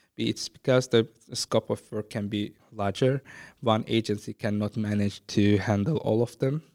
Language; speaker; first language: English; non-native, fluent; Azerbaijani